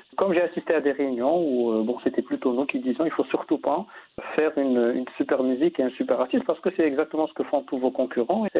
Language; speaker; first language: French; non-native, local second language; Arabic